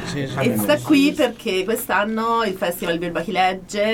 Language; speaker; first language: Italian; native; Italian